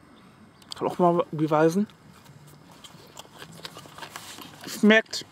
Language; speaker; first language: German; non-native, learner; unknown